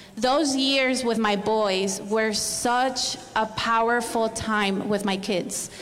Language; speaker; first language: English; non-native, fluent; Spanish